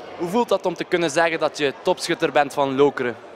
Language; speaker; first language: Dutch; native; Dutch